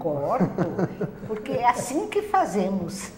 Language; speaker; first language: Portuguese; non-native, local second language; German